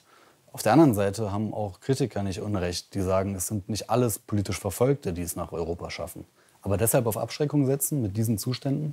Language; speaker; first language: German; native; German